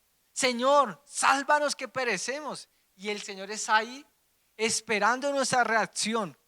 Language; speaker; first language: Spanish; native; Spanish